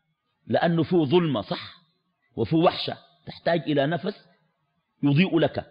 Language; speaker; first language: Arabic; native; Arabic